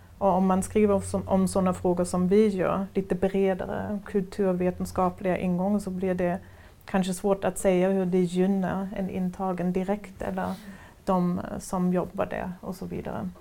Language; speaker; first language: Swedish; non-native, fluent; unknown